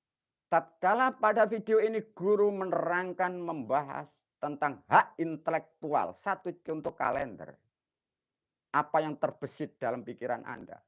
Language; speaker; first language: Indonesian; non-native, local second language; Javanese